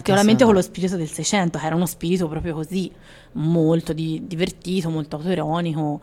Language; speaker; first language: Italian; native; Italian